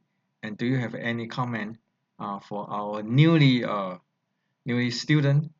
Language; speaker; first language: English; non-native, learner; Chinese